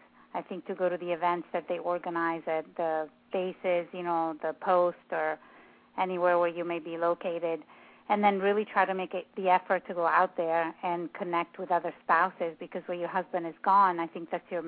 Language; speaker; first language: English; non-native, fluent; Italian